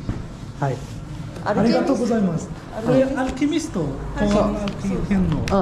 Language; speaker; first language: Japanese; non-native, learner; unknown